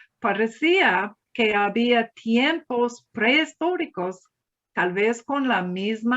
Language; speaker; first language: Spanish; non-native, fluent; English